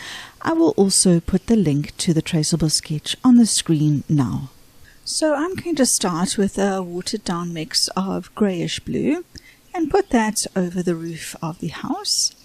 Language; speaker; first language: English; native; English